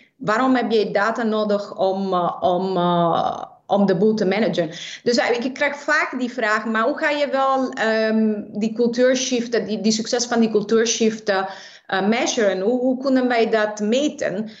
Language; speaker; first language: Dutch; non-native, fluent; Italian